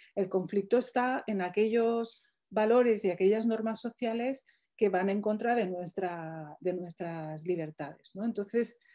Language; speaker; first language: Spanish; non-native, fluent; Arabic